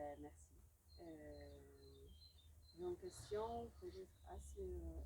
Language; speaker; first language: French; non-native, fluent; English